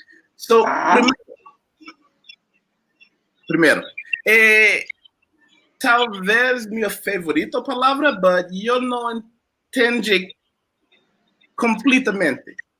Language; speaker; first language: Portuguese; non-native, learner; English